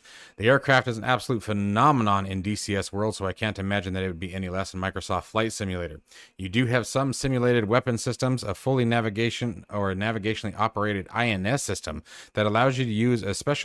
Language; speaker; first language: English; native; English